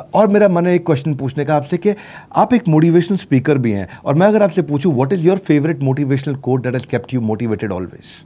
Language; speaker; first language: Hindi; native; Hindi